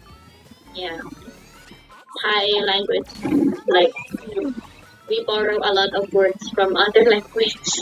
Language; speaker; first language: English; non-native, fluent; Thai